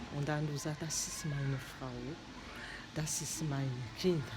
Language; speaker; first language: German; non-native, learner; French